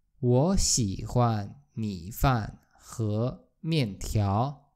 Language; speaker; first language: Chinese; non-native, fluent; Polish